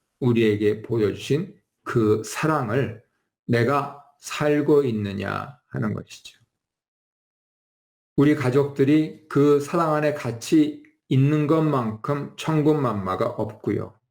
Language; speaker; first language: Korean; native; Korean